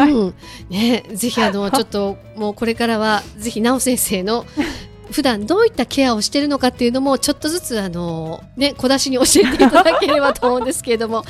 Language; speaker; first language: Japanese; native; Japanese